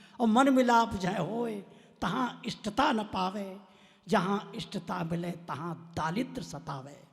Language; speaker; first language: Hindi; native; Hindi